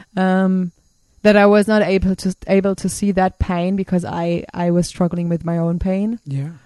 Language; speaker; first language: English; non-native, fluent; German